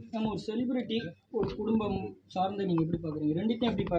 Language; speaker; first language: Tamil; native; Tamil